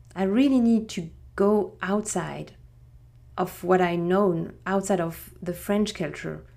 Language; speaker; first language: English; non-native, fluent; French